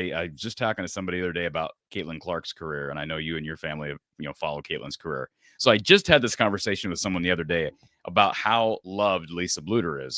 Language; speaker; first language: English; native; English